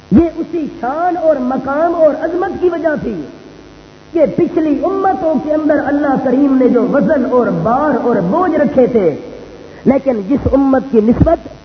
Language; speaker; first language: Urdu; non-native, local second language; Punjabi